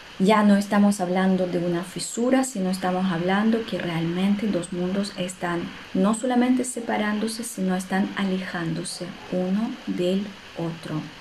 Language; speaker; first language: Spanish; non-native, fluent; Russian